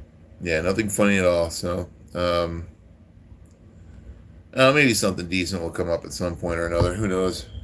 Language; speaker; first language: English; native; English